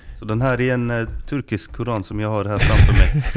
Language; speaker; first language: Swedish; non-native, fluent; Arabic